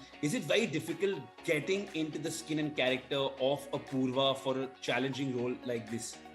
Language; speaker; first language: English; non-native, local second language; Hindi